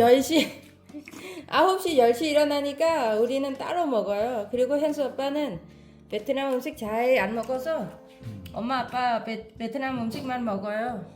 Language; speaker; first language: Korean; non-native, learner; Vietnamese